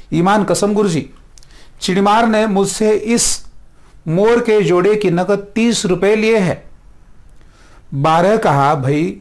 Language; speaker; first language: Hindi; non-native, local second language; Marathi